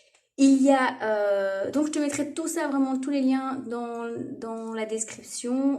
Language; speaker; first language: French; native; French